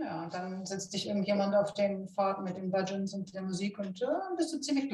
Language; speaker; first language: German; native; German